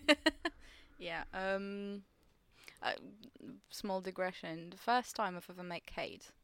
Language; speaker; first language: English; non-native, fluent; Polish